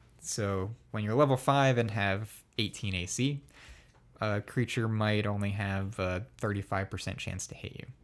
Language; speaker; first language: English; native; English